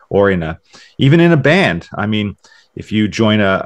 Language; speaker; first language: English; native; English